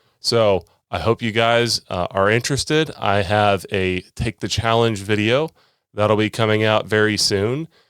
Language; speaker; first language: English; native; English